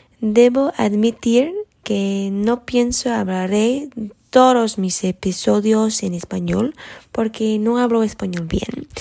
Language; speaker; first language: Spanish; non-native, learner; English